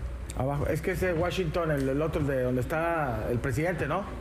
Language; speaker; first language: Spanish; native; Spanish